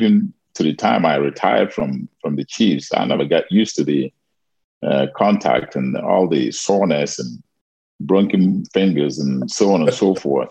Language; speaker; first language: English; non-native, local second language; Igbo